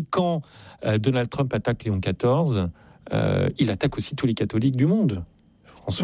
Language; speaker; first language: French; native; French